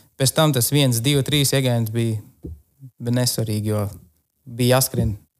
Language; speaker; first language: Latvian; native; Latvian